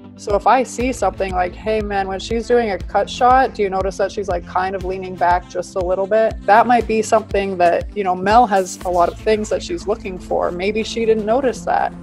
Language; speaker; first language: English; native; English